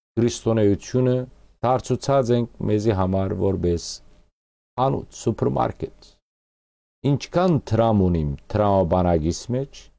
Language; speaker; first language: Armenian; early bilingual, heritage; Armenian